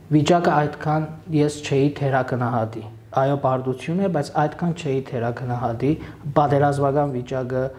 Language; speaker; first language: Armenian; early bilingual, heritage; Armenian